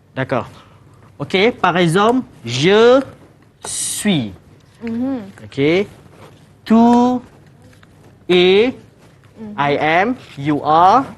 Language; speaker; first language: French; non-native, fluent; Malay